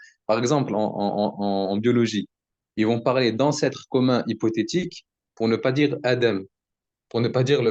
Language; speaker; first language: French; native; French